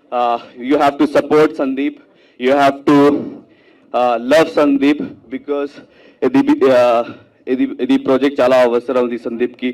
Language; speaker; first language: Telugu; non-native, local second language; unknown